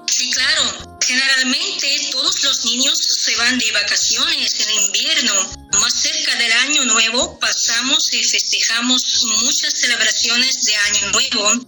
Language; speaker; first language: Spanish; non-native, fluent; Russian